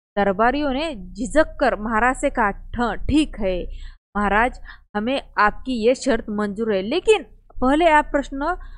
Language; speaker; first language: Hindi; non-native, local second language; Marathi